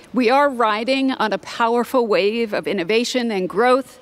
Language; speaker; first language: English; native; English